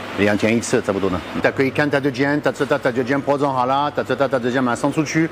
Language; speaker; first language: Chinese; non-native, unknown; French